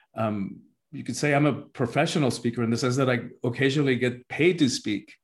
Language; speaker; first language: English; early bilingual, other home language; Spanish